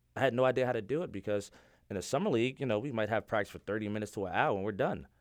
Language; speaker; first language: English; native; English